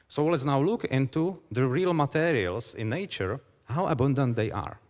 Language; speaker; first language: English; non-native, fluent; Czech